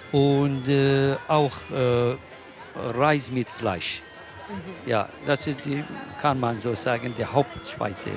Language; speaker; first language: German; non-native, learner; Kurdish